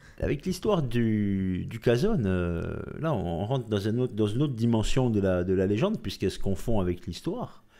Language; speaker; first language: French; native; French